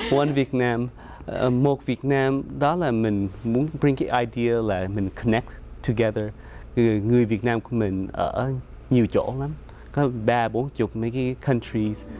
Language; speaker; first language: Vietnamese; early bilingual, heritage; Vietnamese